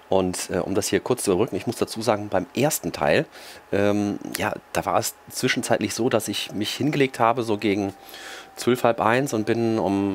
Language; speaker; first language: German; native; German